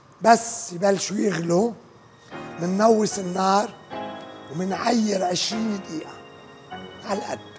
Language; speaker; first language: Arabic; native; Arabic